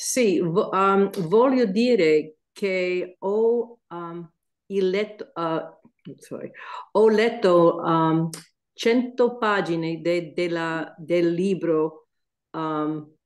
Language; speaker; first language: Italian; non-native, learner; English